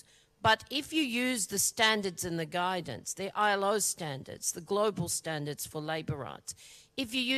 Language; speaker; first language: English; native; English